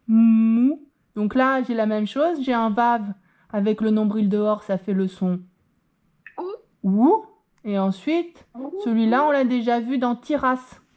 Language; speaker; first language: French; native; French